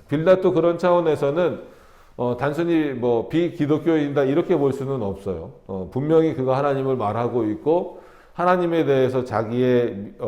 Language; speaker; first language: Korean; native; Korean